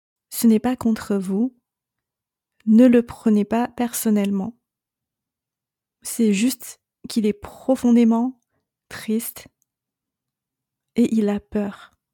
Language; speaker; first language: French; non-native, fluent; Chinese